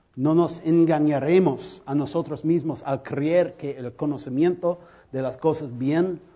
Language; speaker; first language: Spanish; non-native, learner; English